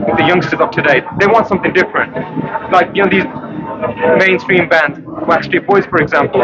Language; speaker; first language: English; early bilingual, other home language; Punjabi